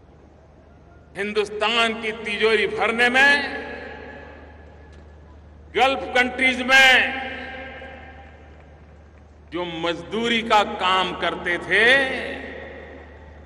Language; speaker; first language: Hindi; non-native, local second language; Gujarati